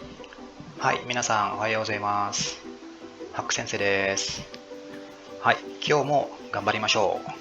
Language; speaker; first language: Japanese; non-native, fluent; Indonesian